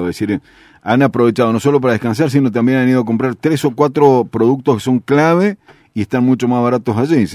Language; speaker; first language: Spanish; native; Spanish